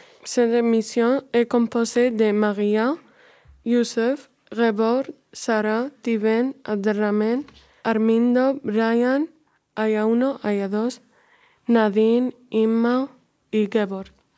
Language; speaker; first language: French; non-native, learner; Spanish